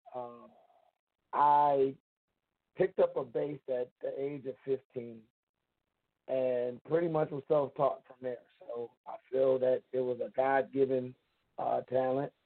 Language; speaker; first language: English; native; English